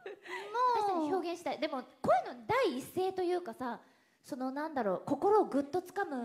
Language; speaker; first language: Japanese; native; Japanese